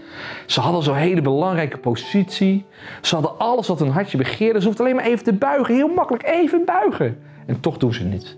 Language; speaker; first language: Dutch; native; Dutch